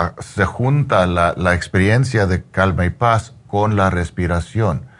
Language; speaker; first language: Spanish; non-native, learner; English